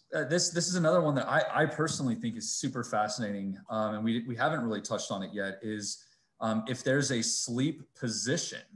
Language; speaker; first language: English; native; English